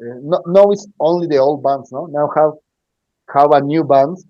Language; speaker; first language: English; non-native, learner; Spanish